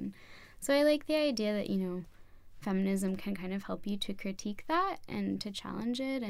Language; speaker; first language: English; native; English